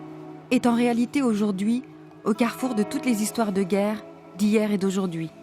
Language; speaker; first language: French; native; French